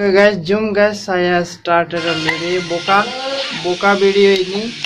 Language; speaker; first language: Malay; non-native, learner; Bangla